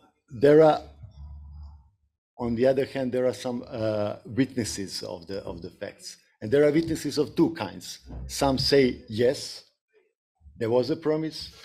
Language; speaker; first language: English; non-native, fluent; Serbian